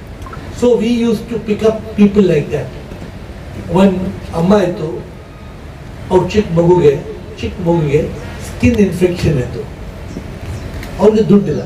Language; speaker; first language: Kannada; non-native, local second language; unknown